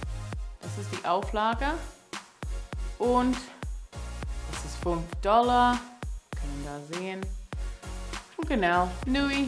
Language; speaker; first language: German; non-native, learner; English